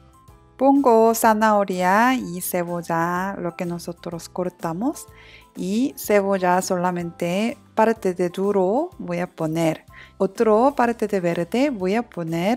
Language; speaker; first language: Spanish; non-native, learner; Korean